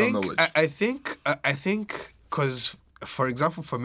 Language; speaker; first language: English; non-native, local second language; Kinyarwanda